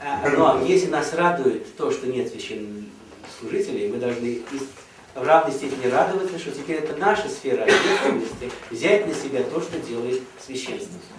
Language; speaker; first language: Russian; native; Russian